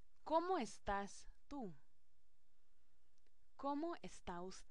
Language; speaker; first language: Spanish; non-native, fluent; English